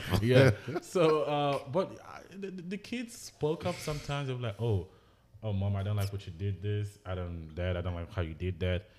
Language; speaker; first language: English; non-native, local second language; Igbo